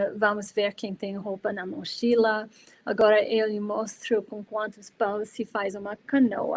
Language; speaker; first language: Portuguese; non-native, fluent; English